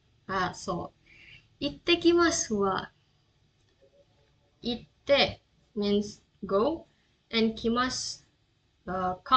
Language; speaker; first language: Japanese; non-native, learner; Indonesian